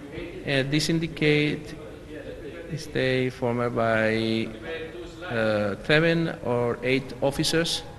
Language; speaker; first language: English; non-native, learner; Spanish